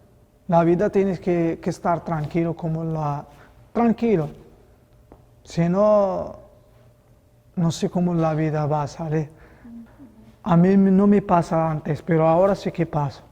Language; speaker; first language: Spanish; non-native, learner; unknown